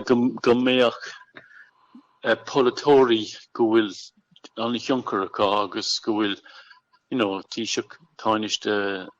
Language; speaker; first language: Irish; non-native, local second language; English